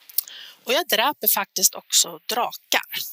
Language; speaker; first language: Swedish; native; Swedish